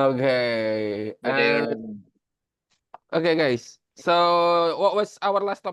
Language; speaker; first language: English; non-native, learner; Indonesian